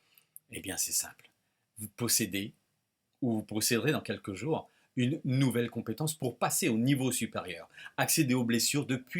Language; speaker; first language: French; native; French